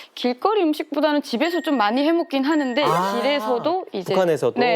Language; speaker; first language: Korean; native; Korean